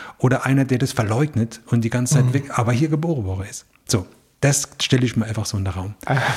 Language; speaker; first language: German; native; German